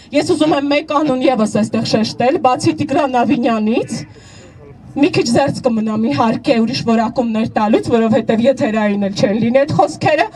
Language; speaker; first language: Armenian; native; Armenian